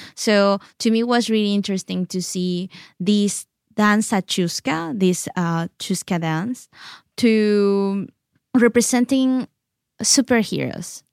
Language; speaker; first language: English; non-native, fluent; Spanish